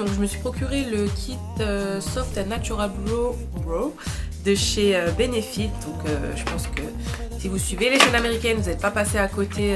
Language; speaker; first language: French; native; French